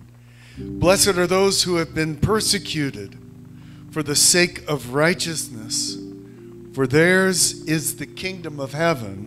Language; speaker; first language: English; native; English